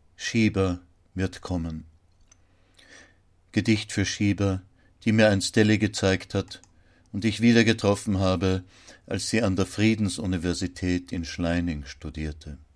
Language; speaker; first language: German; native; German